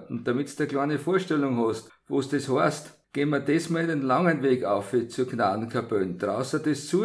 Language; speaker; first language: German; native; German